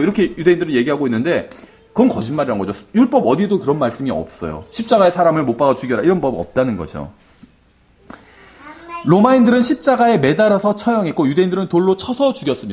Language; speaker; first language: Korean; native; Korean